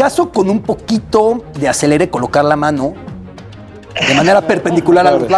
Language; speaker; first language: Spanish; native; Spanish